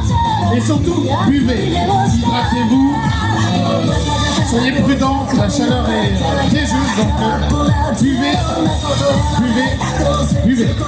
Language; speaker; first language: French; native; French